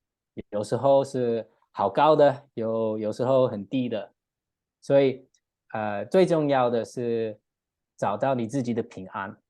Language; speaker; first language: Chinese; non-native, learner; English